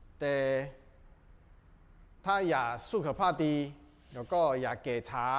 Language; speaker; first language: Thai; non-native, learner; Chinese